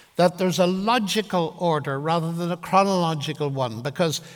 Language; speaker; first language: English; native; English